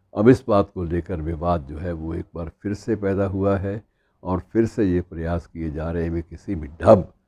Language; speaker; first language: Hindi; native; Hindi